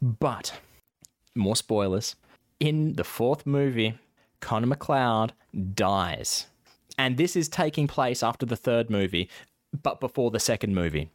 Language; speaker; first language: English; native; English